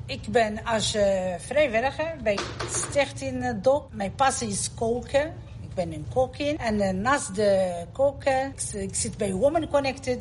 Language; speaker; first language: Dutch; non-native, learner; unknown